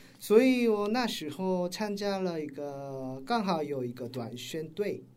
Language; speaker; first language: Chinese; non-native, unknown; Korean